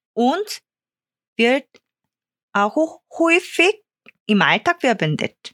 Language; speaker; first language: German; non-native, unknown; Korean